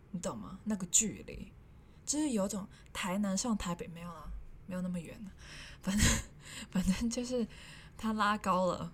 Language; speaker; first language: Chinese; non-native, local second language; Cantonese